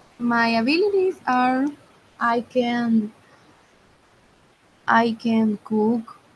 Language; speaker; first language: English; non-native, learner; Spanish